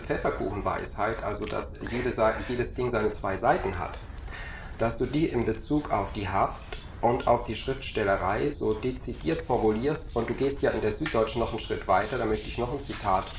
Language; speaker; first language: German; native; German